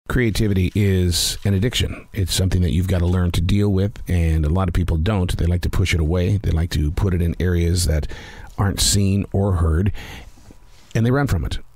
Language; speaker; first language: English; native; English